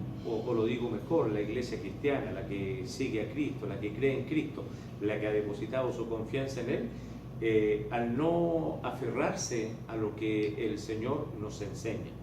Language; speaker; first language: Spanish; native; Spanish